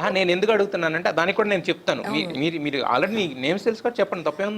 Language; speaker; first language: Telugu; native; Telugu